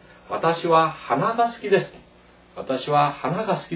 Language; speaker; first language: Japanese; non-native, fluent; Korean